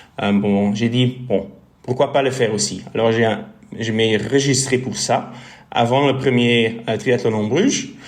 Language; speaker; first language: French; non-native, local second language; Dutch